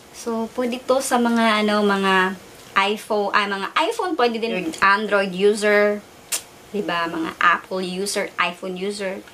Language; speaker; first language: Filipino; native; Filipino